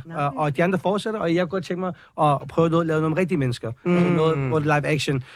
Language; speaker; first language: Danish; early bilingual, other home language; Persian